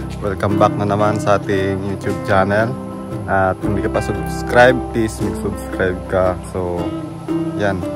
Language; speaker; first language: Filipino; non-native, local second language; Bikol